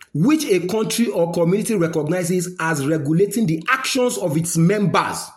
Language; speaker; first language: English; non-native, local second language; Yoruba